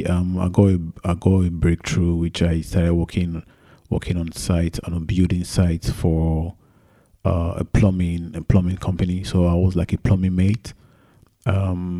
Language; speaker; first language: English; non-native, local second language; Yoruba